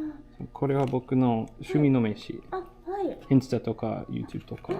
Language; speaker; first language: Japanese; non-native, learner; English